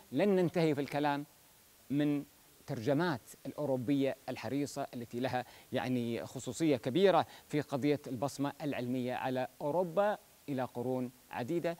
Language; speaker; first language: Arabic; native; Arabic